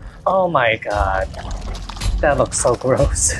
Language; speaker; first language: English; native; English